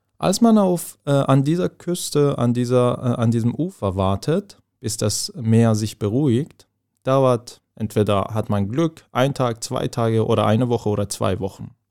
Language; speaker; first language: German; non-native, fluent; Persian